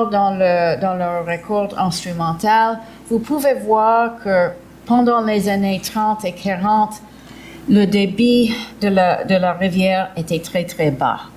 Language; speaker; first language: French; early bilingual, heritage; English